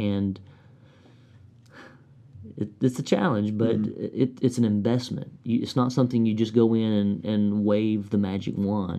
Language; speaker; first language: English; native; English